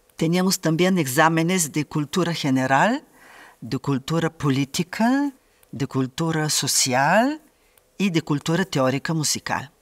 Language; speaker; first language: Spanish; non-native, fluent; Bulgarian